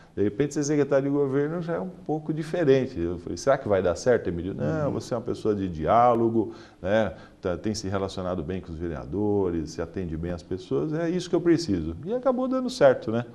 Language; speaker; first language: Portuguese; native; Portuguese